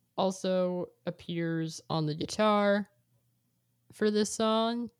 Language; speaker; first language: English; native; English